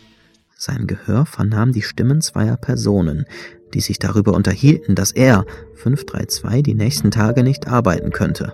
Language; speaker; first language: German; native; German